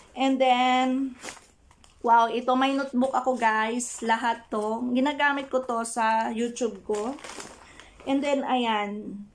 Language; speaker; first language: Filipino; non-native, local second language; Hiligaynon